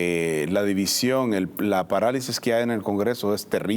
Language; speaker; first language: Spanish; native; Spanish